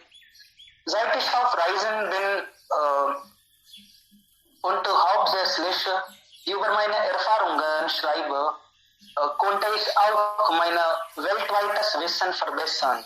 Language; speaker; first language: German; non-native, learner; Hindi